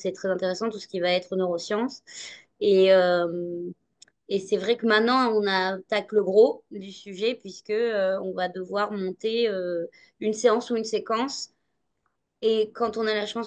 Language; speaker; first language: French; native; French